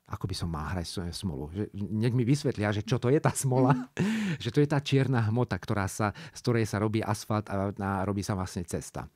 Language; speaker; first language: Slovak; non-native, local second language; Hungarian